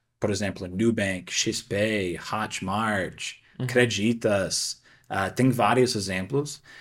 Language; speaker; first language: Portuguese; non-native, fluent; English